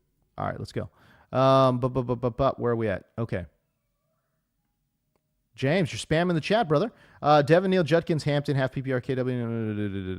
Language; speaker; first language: English; native; English